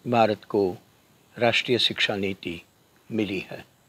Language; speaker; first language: Hindi; non-native, local second language; Gujarati